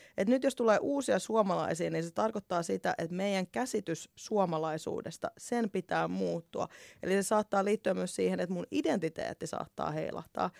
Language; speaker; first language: Finnish; native; Finnish